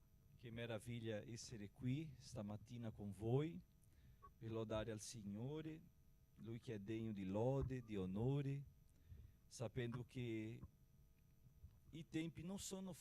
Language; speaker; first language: Italian; non-native, fluent; Portuguese